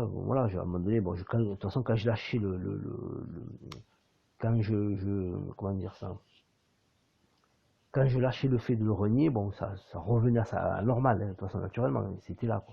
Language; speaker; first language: French; native; French